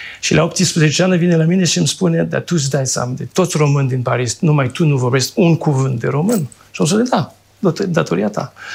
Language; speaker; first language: Romanian; non-native, fluent; French